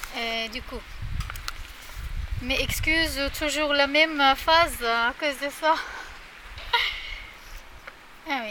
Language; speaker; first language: French; non-native, learner; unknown